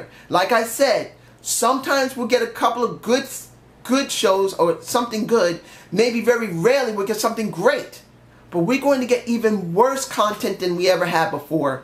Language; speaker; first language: English; native; English